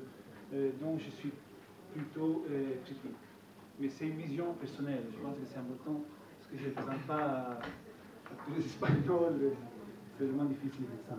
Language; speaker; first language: French; non-native, fluent; Italian